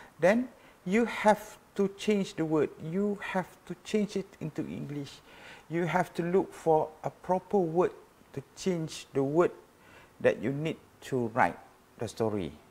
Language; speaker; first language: English; non-native, local second language; Malay